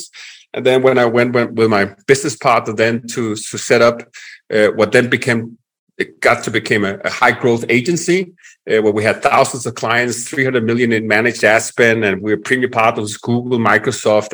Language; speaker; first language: English; non-native, fluent; Danish